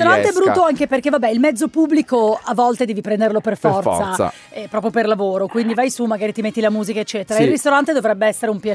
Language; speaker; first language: Italian; native; Italian